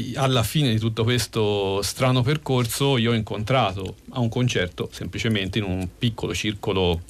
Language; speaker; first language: Italian; native; Italian